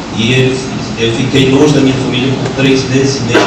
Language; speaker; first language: Portuguese; native; Portuguese